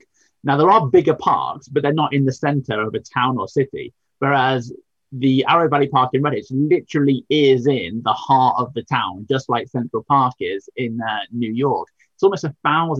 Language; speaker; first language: English; native; English